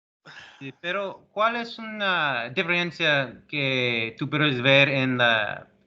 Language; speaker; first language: Spanish; early bilingual, heritage; English